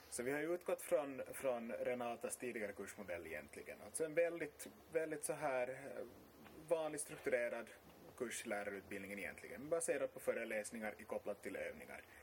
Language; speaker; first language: Swedish; native; Swedish